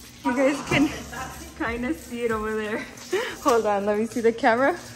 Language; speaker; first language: English; early bilingual, other home language; Spanish